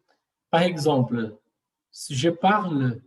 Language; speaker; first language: French; non-native, learner; Portuguese